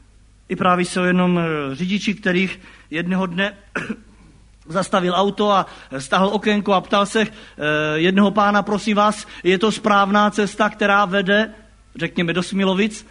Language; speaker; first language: Czech; native; Czech